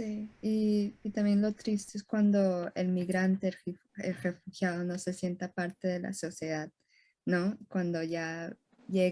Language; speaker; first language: Spanish; early bilingual, heritage; Spanish